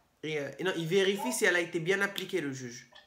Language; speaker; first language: French; native; French